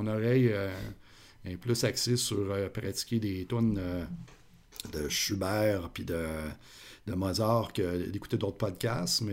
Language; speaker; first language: French; native; French